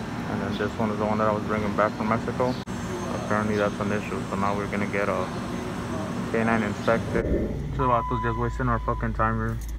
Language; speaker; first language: English; early bilingual, other home language; Spanish